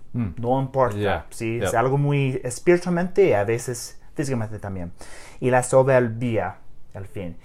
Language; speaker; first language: Spanish; non-native, learner; English